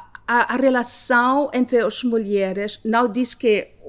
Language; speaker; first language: Portuguese; non-native, fluent; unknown